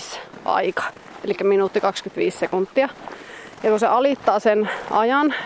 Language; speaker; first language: Finnish; native; Finnish